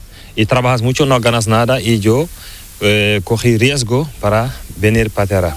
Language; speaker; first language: Spanish; non-native, learner; Fula